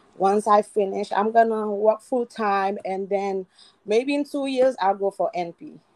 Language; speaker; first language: English; non-native, fluent; Haitian Creole